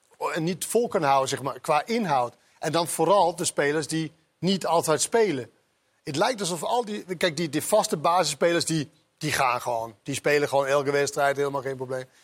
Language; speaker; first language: Dutch; non-native, fluent; Danish